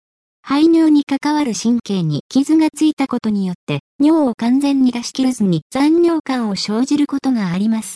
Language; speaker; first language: Japanese; native; Japanese